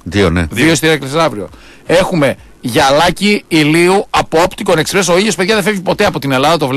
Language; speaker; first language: Greek; native; Greek